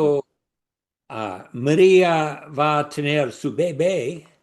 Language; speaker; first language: Spanish; non-native, learner; English